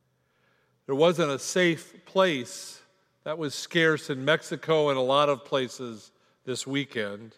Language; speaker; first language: English; native; English